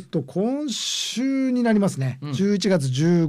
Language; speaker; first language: Japanese; native; Japanese